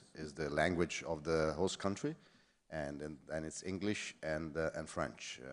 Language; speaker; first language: English; non-native, fluent; Italian